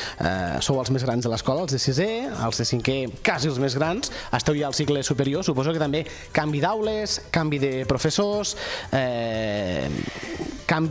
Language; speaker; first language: Catalan; native; Catalan